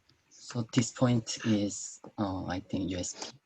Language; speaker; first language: English; non-native, learner; Korean